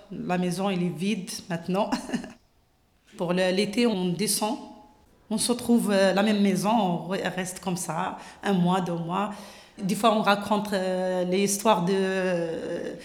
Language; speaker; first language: French; non-native, local second language; Arabic